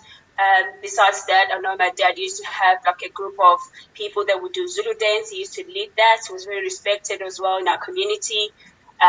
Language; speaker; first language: English; non-native, local second language; Zulu